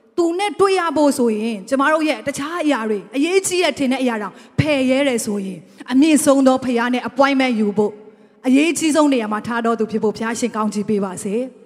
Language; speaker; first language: Burmese; non-native, local second language; Tedim Chin